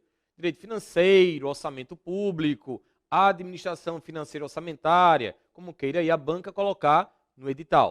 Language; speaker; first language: Portuguese; native; Portuguese